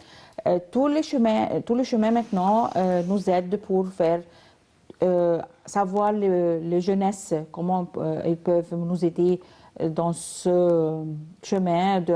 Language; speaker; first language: French; non-native, learner; Arabic